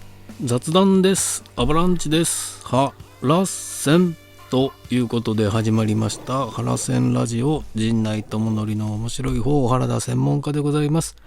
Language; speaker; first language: Japanese; native; Japanese